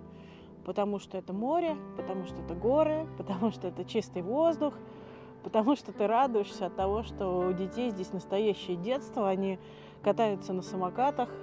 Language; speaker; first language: Russian; native; Russian